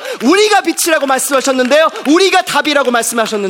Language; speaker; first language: Korean; native; Korean